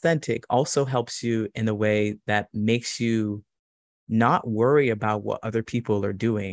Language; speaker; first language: English; native; English